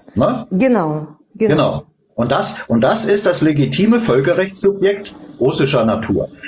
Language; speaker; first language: German; non-native, fluent; Russian